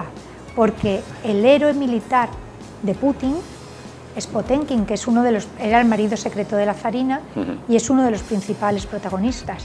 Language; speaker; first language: Spanish; native; Spanish